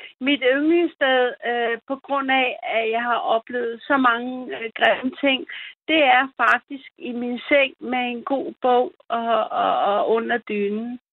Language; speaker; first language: Danish; early bilingual, other home language; German